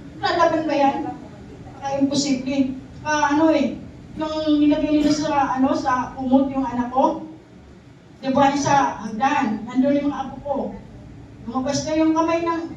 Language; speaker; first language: Filipino; native; Filipino